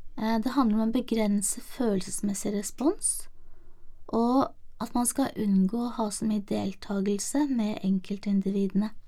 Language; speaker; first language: Norwegian; native; Norwegian